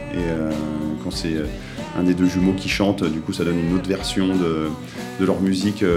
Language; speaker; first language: French; native; French